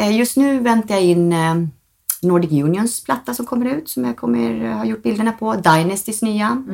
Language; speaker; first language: Swedish; early bilingual, other home language; Spanish